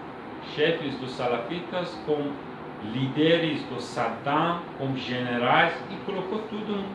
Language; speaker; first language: Portuguese; non-native, learner; Persian